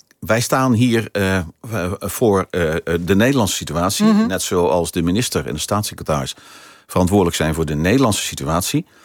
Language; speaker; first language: Dutch; native; Dutch